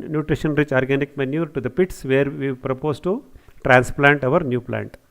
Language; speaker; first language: English; non-native, local second language; Kannada